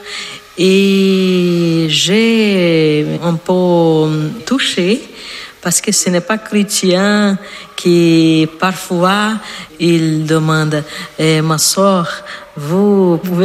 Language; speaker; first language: French; non-native, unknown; Portuguese